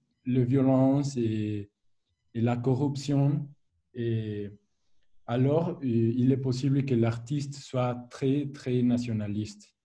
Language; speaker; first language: French; non-native, learner; Spanish